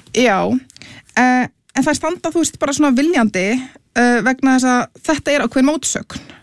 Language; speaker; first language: Icelandic; early bilingual, other home language; Serbian